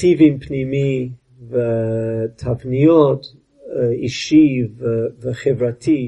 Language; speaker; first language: Hebrew; non-native, fluent; English